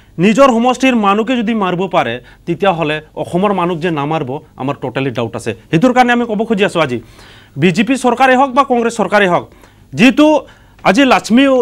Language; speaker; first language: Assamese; non-native, local second language; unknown